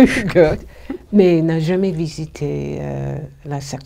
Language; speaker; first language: French; non-native, fluent; English